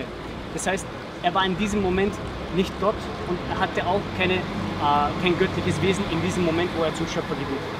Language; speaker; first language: German; early bilingual, other home language; Bosnian